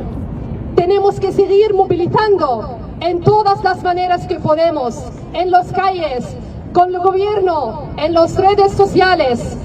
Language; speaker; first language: Spanish; non-native, fluent; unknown